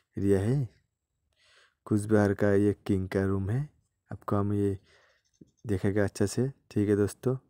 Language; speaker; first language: Hindi; non-native, local second language; Bangla